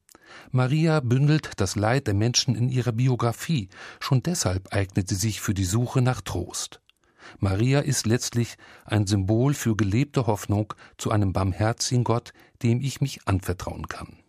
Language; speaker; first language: German; native; German